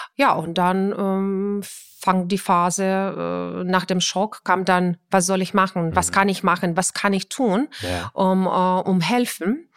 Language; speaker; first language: German; non-native, fluent; Ukrainian